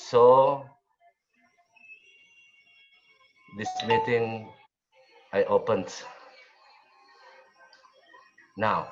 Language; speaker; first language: English; non-native, learner; Indonesian